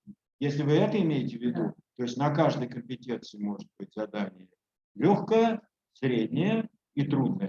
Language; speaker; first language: Russian; native; Russian